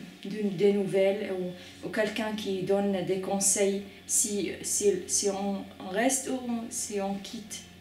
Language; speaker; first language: French; non-native, fluent; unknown